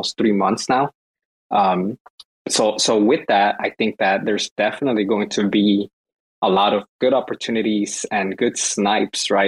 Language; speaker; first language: English; native; English